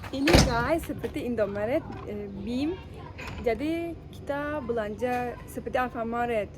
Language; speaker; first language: Indonesian; non-native, learner; Turkish